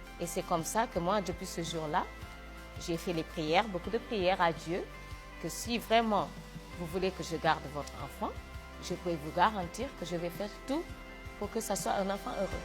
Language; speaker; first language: French; non-native, local second language; Wolof